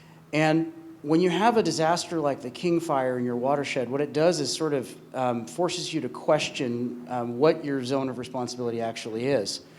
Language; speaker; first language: English; native; English